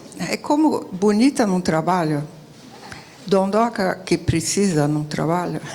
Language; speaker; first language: Portuguese; early bilingual, other home language; Italian